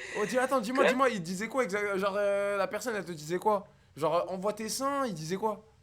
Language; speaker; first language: French; native; French